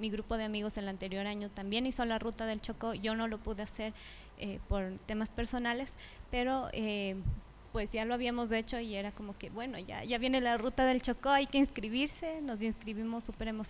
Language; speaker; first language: Spanish; native; Spanish